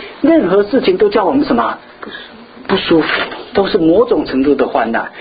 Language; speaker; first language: Chinese; native; Chinese